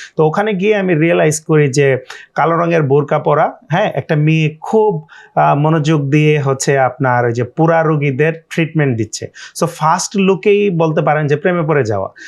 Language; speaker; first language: Bangla; native; Bangla